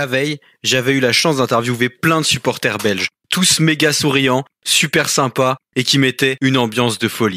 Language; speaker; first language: French; native; French